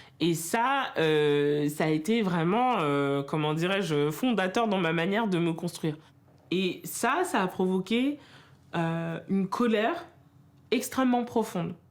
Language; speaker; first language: French; native; French